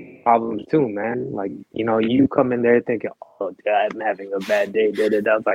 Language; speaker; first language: English; early bilingual, other home language; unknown